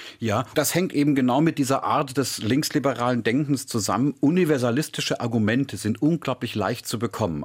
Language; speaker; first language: German; native; German